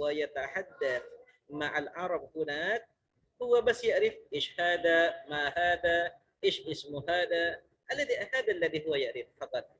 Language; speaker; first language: Arabic; non-native, fluent; Malay